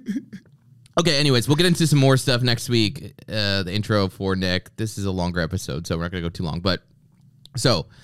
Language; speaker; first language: English; native; English